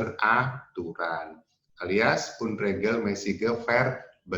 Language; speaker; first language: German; non-native, fluent; Indonesian